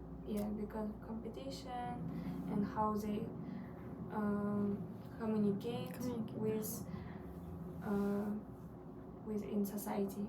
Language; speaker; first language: English; non-native, learner; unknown